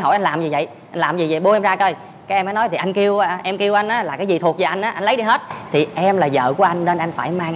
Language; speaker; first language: Vietnamese; native; Vietnamese